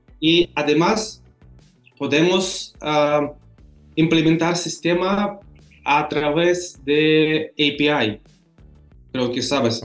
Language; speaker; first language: Spanish; non-native, learner; Russian